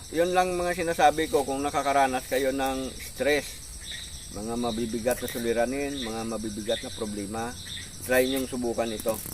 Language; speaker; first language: Filipino; non-native, local second language; Hiligaynon